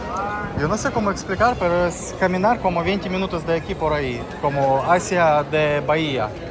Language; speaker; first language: Spanish; non-native, learner; Russian